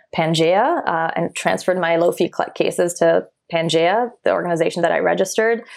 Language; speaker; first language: English; early bilingual, other home language; German